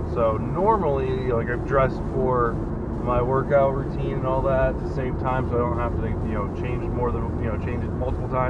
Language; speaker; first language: English; native; English